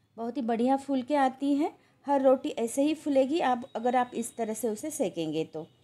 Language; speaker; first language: Hindi; non-native, local second language; Marathi